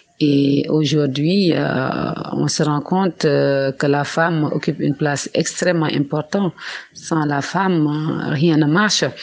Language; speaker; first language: French; non-native, local second language; Wolof